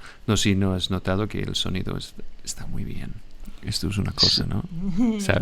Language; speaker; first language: Spanish; non-native, fluent; English